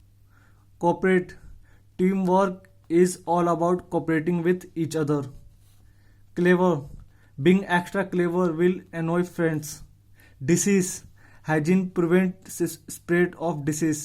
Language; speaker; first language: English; non-native, local second language; Hindi